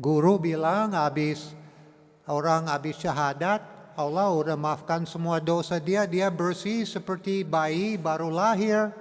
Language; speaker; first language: Indonesian; non-native, learner; English